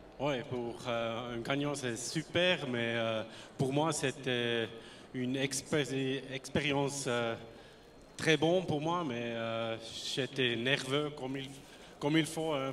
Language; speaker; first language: French; non-native, learner; German